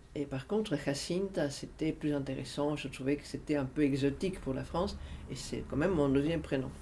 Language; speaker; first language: French; non-native, fluent; Spanish